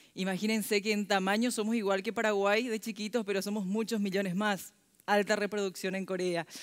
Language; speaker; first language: Spanish; early bilingual, other home language; Korean